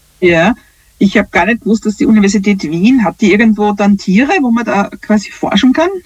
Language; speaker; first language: German; native; German